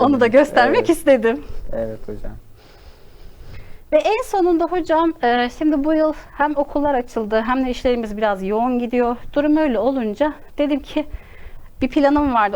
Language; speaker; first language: Turkish; native; Turkish